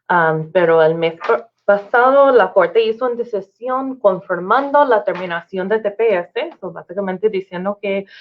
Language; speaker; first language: Spanish; non-native, learner; English